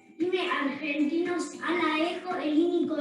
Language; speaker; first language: Greek; early bilingual, heritage; Greek